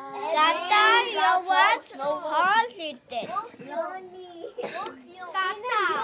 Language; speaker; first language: Mongolian; early bilingual, heritage; Mongolian